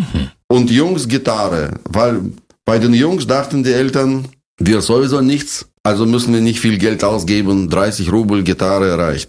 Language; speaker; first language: German; non-native, fluent; Russian